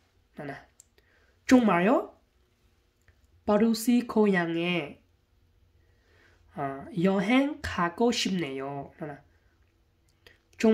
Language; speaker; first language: Korean; non-native, learner; Hmong